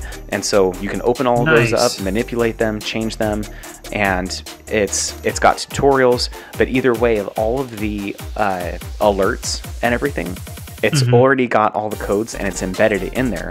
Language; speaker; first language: English; native; English